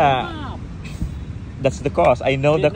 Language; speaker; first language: English; non-native, local second language; Filipino